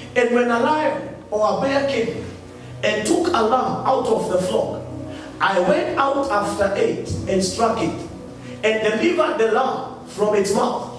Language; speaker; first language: English; non-native, local second language; Swahili